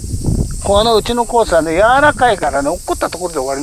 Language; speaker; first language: Japanese; native; Japanese